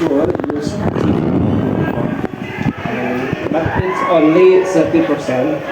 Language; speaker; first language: English; non-native, learner; Indonesian